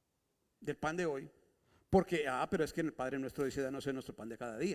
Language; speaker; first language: Spanish; native; Spanish